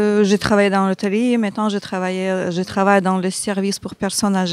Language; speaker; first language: French; non-native, learner; Ukrainian